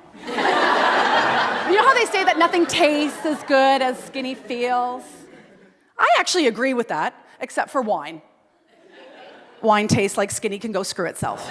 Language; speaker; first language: English; native; English